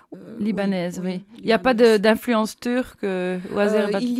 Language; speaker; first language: French; native; French